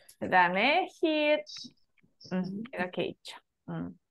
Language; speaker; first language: Korean; native; Korean